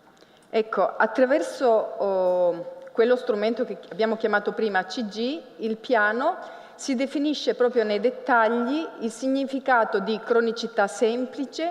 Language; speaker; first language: Italian; native; Italian